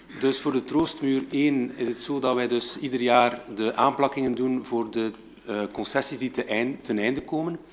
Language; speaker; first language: Dutch; native; Dutch